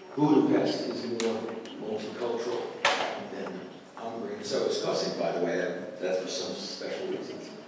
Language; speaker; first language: English; native; English